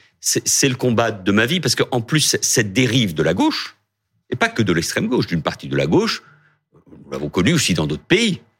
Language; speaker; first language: French; early bilingual, other home language; Catalan